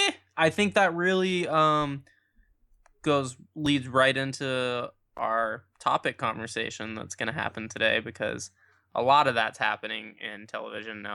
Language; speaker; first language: English; native; English